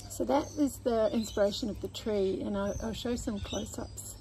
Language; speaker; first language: English; native; English